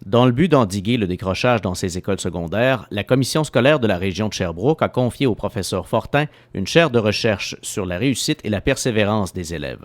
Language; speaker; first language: French; native; French